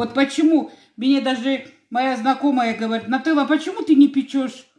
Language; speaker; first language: Russian; non-native, local second language; Georgian